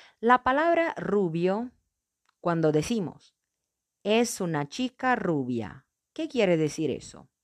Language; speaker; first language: Spanish; non-native, fluent; Portuguese